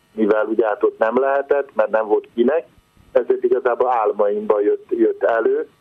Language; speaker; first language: Hungarian; non-native, local second language; Croatian